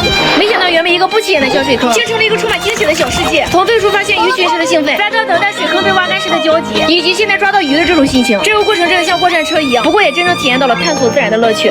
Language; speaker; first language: Chinese; native; Chinese